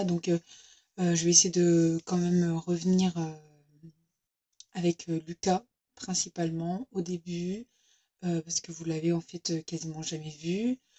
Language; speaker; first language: French; native; French